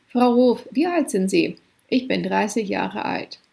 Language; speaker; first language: German; non-native, fluent; English